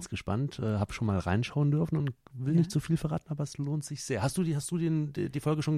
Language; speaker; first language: German; native; German